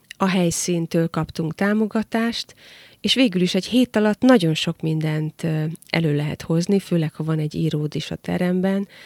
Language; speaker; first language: Hungarian; native; Hungarian